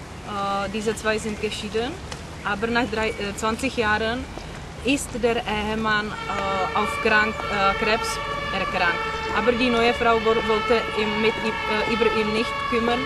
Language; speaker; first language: German; non-native, learner; Czech